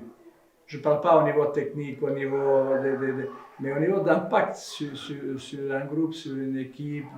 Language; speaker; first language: French; non-native, fluent; Serbian